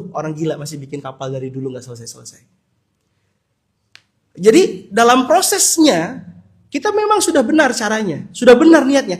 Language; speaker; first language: Indonesian; native; Indonesian